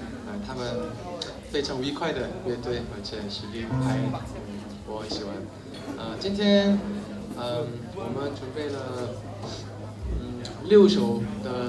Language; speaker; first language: Chinese; non-native, fluent; Korean